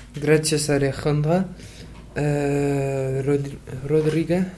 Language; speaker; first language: Spanish; non-native, learner; French